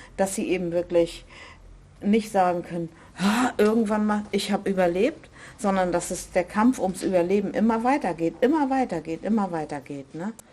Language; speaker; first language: German; native; German